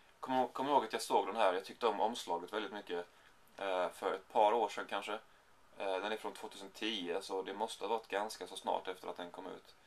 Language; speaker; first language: Swedish; native; Swedish